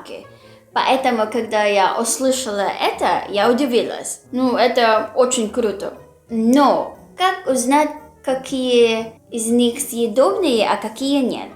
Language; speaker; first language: Russian; non-native, learner; Filipino